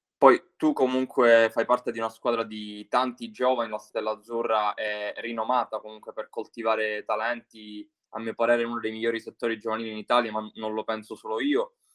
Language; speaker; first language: Italian; native; Italian